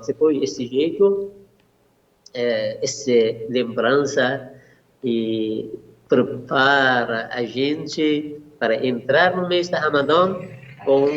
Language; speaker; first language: Portuguese; non-native, learner; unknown